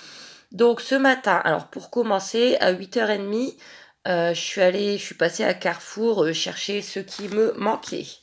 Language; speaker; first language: French; native; French